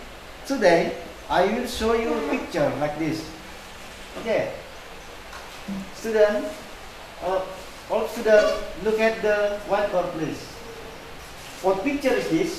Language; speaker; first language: English; non-native, learner; Indonesian